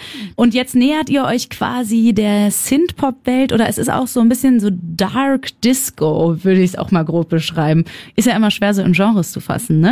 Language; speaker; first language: German; native; German